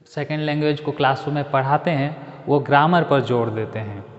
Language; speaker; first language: Hindi; native; Hindi